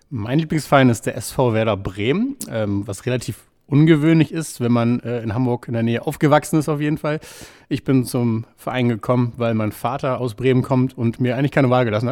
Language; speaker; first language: German; native; German